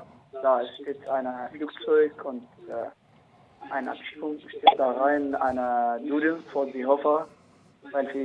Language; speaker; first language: German; non-native, learner; Arabic